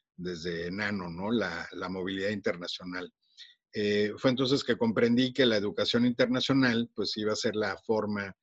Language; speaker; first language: Spanish; native; Spanish